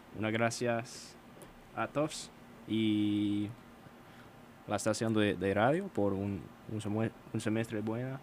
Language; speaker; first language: Spanish; non-native, learner; English